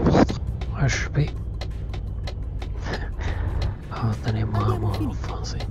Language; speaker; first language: French; non-native, learner; Italian